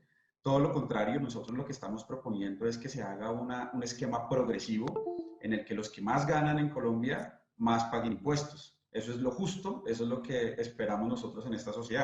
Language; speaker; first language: Spanish; native; Spanish